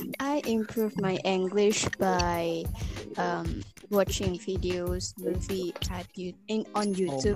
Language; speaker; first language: English; non-native, learner; Indonesian